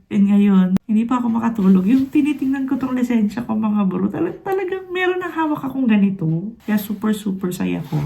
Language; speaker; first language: Filipino; native; Filipino